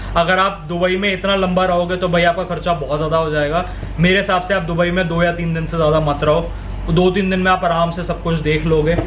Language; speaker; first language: Hindi; native; Hindi